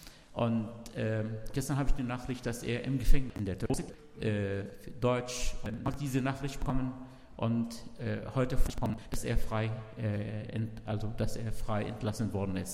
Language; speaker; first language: German; non-native, learner; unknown